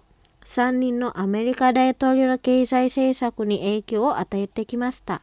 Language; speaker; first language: Japanese; non-native, fluent; Indonesian